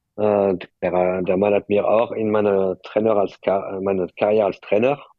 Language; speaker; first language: German; non-native, fluent; French